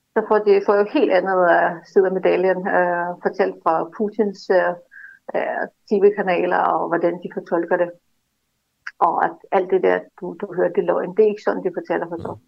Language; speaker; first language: Danish; non-native, fluent; Russian